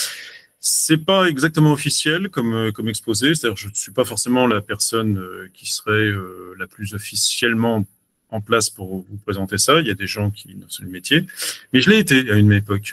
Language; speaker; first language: French; native; French